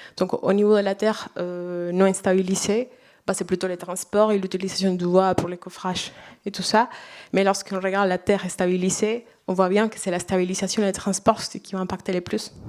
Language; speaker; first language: French; non-native, fluent; Spanish